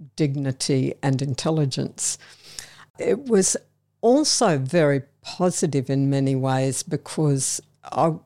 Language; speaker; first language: English; native; English